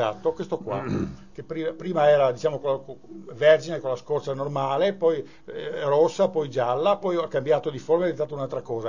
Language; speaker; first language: Italian; native; Italian